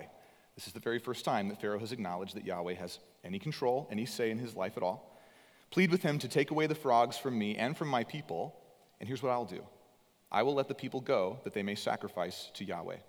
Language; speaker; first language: English; native; English